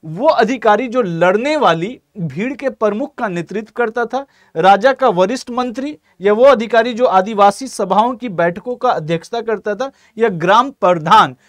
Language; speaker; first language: Hindi; native; Hindi